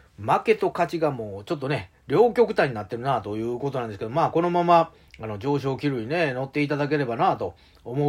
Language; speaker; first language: Japanese; native; Japanese